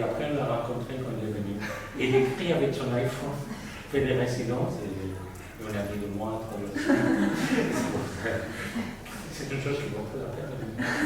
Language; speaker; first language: French; non-native, fluent; Spanish